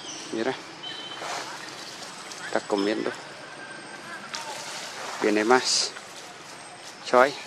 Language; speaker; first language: Spanish; non-native, learner; Khmer